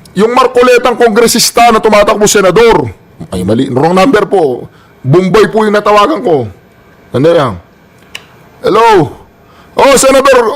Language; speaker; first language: Filipino; native; Filipino